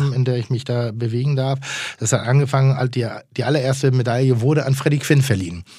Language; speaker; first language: German; native; German